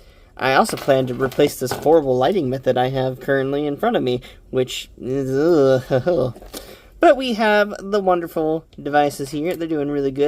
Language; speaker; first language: English; native; English